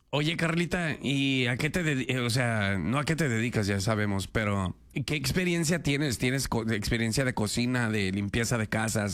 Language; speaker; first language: Spanish; native; Spanish